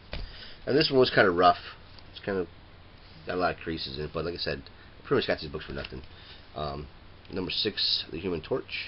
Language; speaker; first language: English; native; English